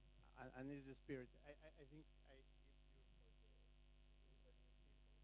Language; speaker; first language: English; non-native, learner; Spanish